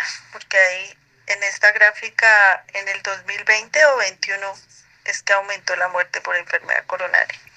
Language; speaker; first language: Spanish; native; Spanish